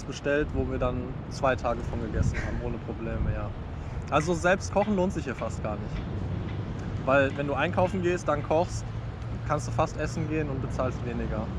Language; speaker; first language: German; native; German